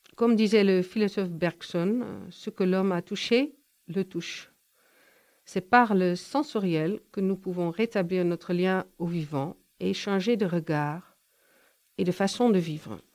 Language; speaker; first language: French; non-native, fluent; Dutch